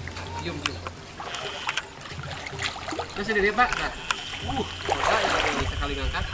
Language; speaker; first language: Indonesian; non-native, local second language; Sundanese